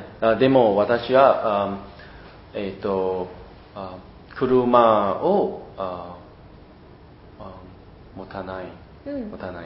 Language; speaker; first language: Japanese; non-native, learner; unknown